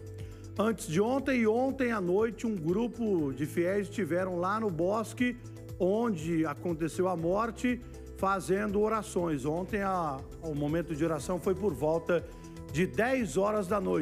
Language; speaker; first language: Portuguese; native; Portuguese